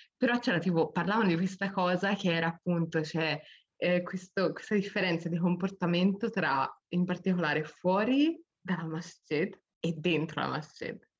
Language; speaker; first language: Italian; native; Italian